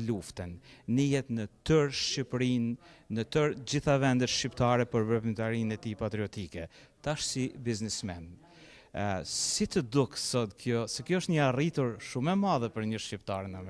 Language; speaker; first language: Albanian; native; Albanian